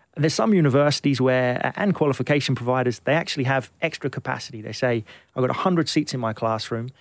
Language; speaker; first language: English; native; English